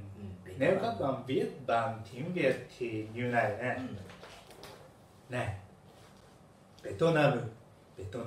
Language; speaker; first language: Vietnamese; non-native, learner; Japanese